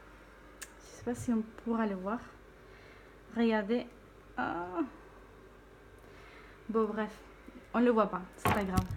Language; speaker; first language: French; non-native, fluent; Spanish